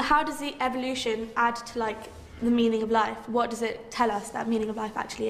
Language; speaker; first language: English; native; English